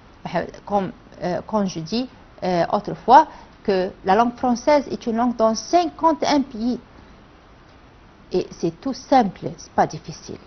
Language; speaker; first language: French; non-native, fluent; Arabic